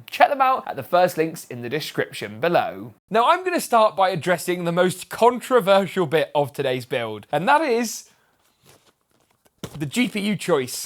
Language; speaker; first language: English; native; English